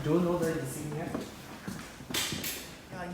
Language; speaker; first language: English; non-native, local second language; Chinese